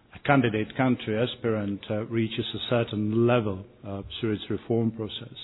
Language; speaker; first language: English; non-native, fluent; Czech